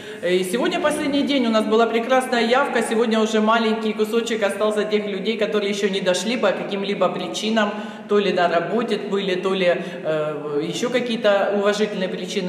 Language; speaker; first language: Russian; native; Russian